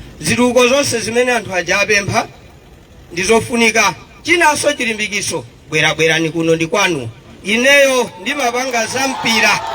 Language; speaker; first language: Nyanja; native; Nyanja